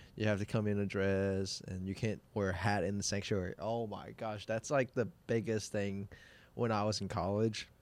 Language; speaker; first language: English; non-native, local second language; Cantonese